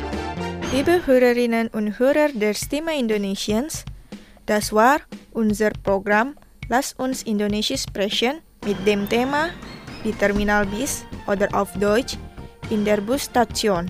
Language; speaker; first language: German; non-native, fluent; Indonesian